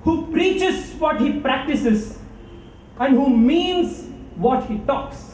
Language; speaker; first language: English; non-native, local second language; Kannada